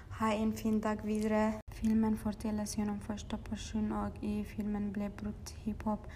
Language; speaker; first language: Swedish; non-native, learner; Norwegian